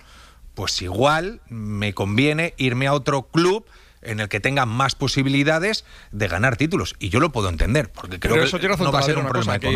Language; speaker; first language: Spanish; native; Spanish